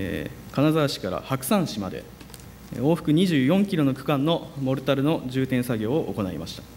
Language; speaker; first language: Japanese; native; Japanese